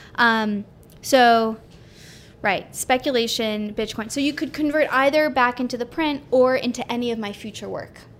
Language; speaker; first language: English; native; English